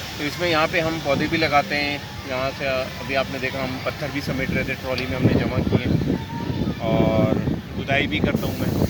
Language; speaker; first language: Urdu; native; Urdu